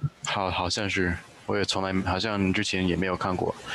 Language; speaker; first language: Chinese; early bilingual, heritage; Chinese